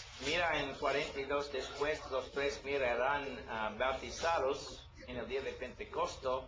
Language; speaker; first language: Spanish; non-native, learner; English